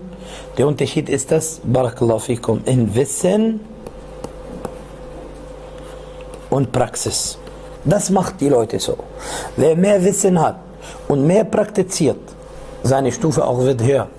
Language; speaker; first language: German; non-native, fluent; Arabic